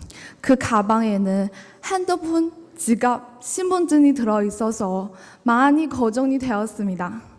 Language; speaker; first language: Korean; non-native, learner; Chinese